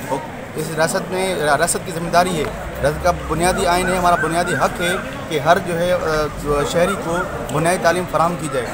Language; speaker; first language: Urdu; non-native, local second language; Sindhi